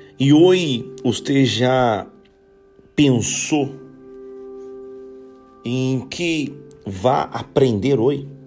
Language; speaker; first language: Portuguese; non-native, learner; Spanish